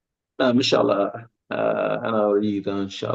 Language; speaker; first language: Arabic; non-native, learner; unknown